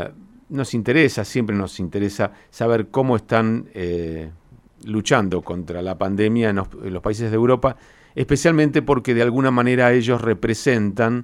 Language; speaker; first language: Spanish; native; Spanish